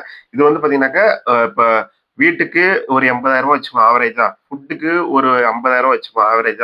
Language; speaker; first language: Tamil; native; Tamil